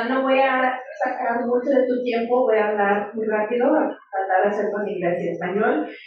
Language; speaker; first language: Spanish; early bilingual, heritage; English